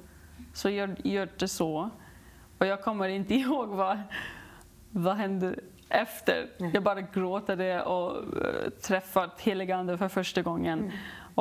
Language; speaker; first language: Swedish; non-native, learner; English